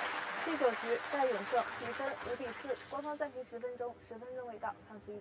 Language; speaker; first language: Chinese; native; Chinese